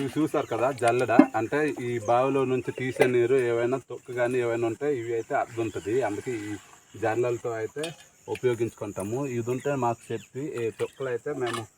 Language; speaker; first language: Telugu; native; Telugu